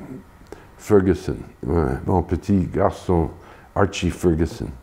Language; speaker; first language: French; non-native, fluent; English